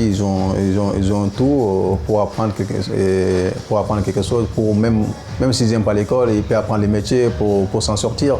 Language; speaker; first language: French; non-native, local second language; Soninke